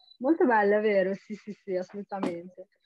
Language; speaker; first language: Italian; native; Italian